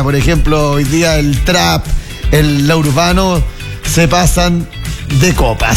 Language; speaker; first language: Spanish; native; Spanish